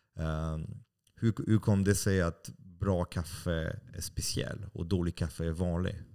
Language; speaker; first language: Swedish; non-native, fluent; French